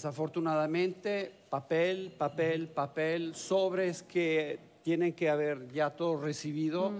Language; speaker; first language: Spanish; non-native, fluent; Italian